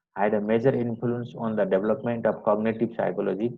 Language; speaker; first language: English; non-native, local second language; Nepali